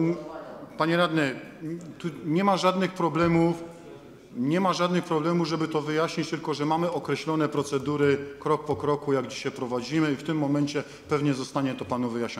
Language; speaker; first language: Polish; native; Polish